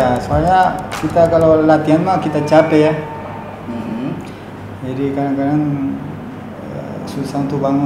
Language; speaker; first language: Indonesian; non-native, fluent; Spanish